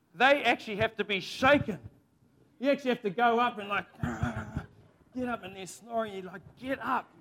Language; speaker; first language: English; native; English